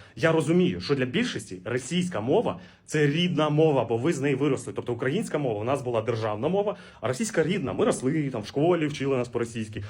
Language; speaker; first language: Ukrainian; non-native, local second language; Russian